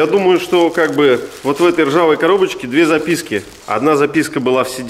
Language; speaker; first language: Russian; native; Russian